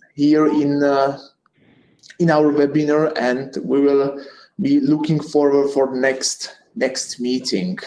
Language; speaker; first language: English; non-native, fluent; Czech